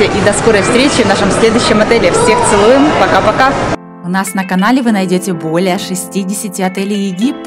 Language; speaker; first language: Russian; native; Russian